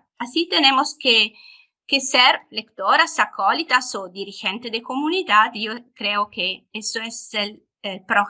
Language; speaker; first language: Spanish; non-native, fluent; Italian